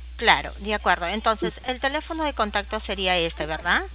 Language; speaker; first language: Spanish; native; Spanish